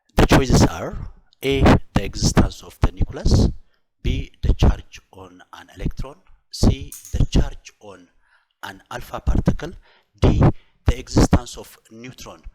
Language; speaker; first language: English; non-native, local second language; Amharic